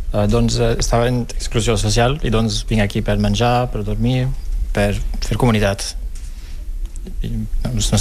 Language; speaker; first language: Catalan; non-native, local second language; Spanish